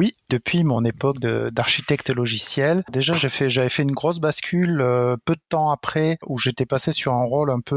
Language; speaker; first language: French; native; French